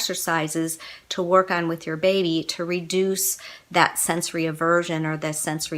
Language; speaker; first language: English; native; English